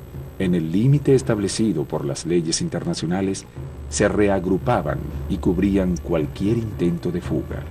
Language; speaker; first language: Spanish; native; Spanish